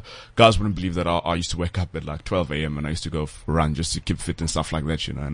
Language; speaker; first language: English; non-native, local second language; Zulu